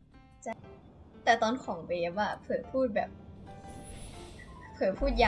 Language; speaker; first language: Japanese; non-native, learner; Thai